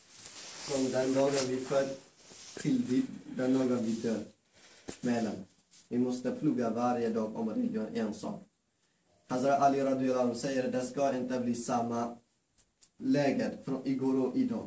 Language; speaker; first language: Swedish; non-native, fluent; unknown